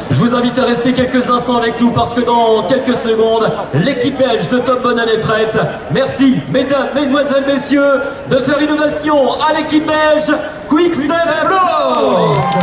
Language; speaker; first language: French; native; French